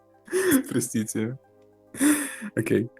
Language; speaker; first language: Russian; early bilingual, heritage; Russian